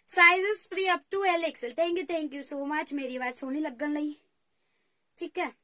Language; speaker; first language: Hindi; native; Hindi